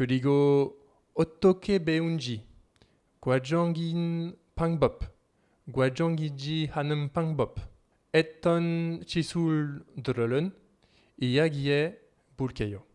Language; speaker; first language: Korean; non-native, learner; French